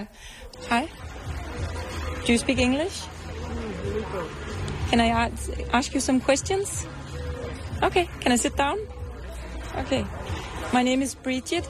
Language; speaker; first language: English; non-native, fluent; Danish